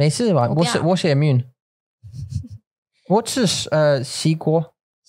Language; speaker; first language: Chinese; non-native, learner; English